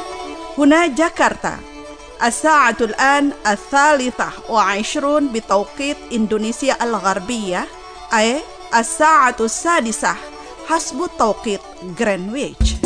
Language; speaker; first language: Arabic; non-native, fluent; Indonesian